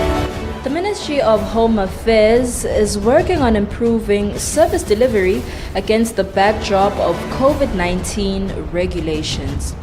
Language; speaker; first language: English; non-native, local second language; Swati